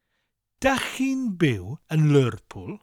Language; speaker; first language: Welsh; non-native, fluent; English